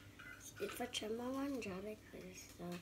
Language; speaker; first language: Italian; early bilingual, other home language; Filipino